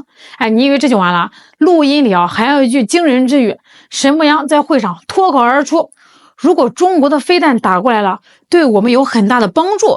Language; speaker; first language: Chinese; native; Chinese